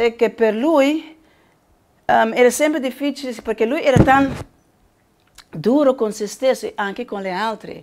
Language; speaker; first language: Italian; non-native, learner; Spanish